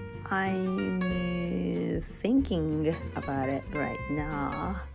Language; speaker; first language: English; non-native, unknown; Japanese